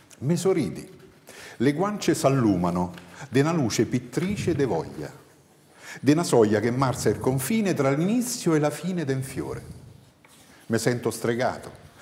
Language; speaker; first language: Italian; native; Italian